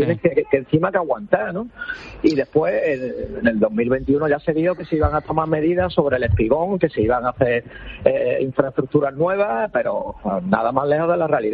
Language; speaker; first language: Spanish; native; Spanish